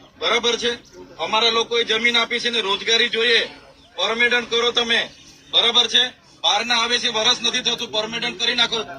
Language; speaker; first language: Gujarati; non-native, local second language; Vasavi